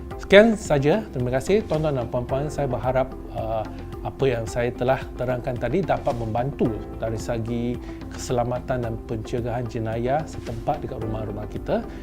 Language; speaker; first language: Malay; non-native, local second language; Chinese